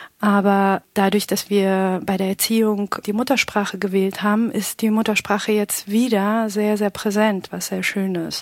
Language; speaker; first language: German; non-native, fluent; Pashto